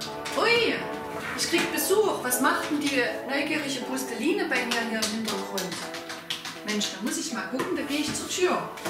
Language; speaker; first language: German; native; German